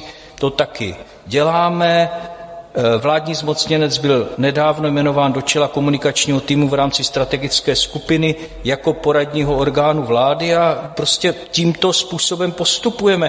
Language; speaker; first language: Czech; native; Czech